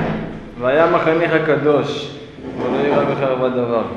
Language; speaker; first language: Hebrew; native; Hebrew